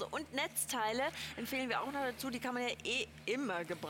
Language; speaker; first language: German; native; German